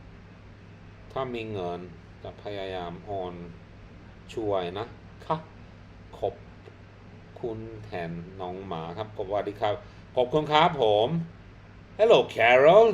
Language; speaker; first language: Thai; non-native, fluent; Swedish